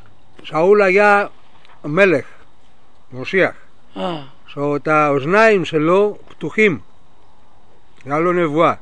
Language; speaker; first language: Hebrew; non-native, fluent; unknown